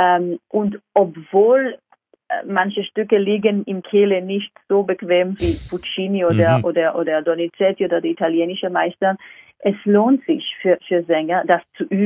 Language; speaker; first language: German; non-native, fluent; Hebrew